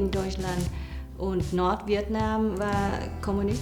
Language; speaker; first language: German; non-native, fluent; Vietnamese